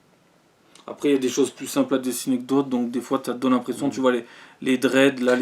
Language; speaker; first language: French; native; French